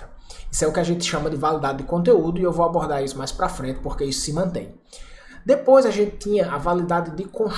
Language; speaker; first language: Portuguese; native; Portuguese